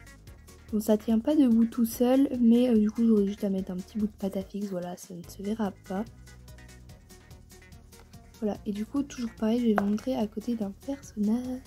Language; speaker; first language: French; native; French